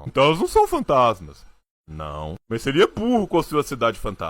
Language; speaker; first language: Portuguese; native; Portuguese